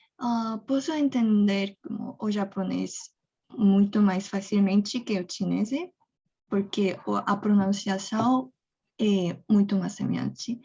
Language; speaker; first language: Portuguese; non-native, fluent; Korean